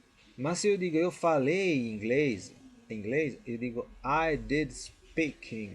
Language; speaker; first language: Portuguese; non-native, fluent; Italian